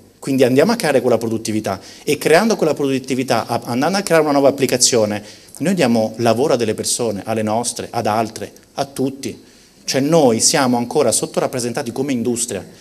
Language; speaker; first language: Italian; early bilingual, heritage; Italian